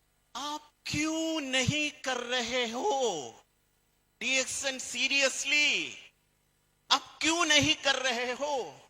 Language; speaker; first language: Hindi; non-native, fluent; Bangla